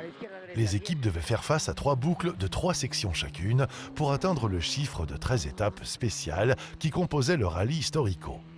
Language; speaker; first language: French; native; French